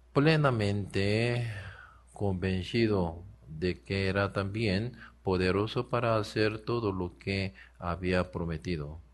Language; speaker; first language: Spanish; non-native, learner; Korean